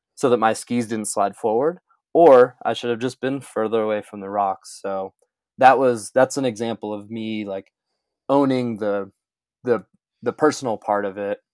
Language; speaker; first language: English; native; English